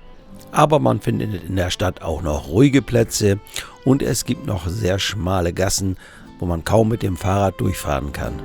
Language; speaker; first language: German; native; German